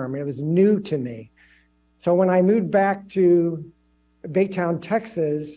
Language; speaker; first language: English; native; English